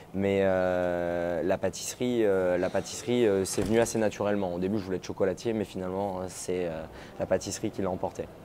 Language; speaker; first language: French; native; French